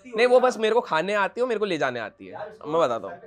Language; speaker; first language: Hindi; non-native, local second language; Odia